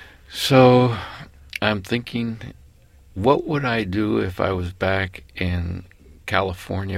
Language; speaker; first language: English; early bilingual, other home language; Spanish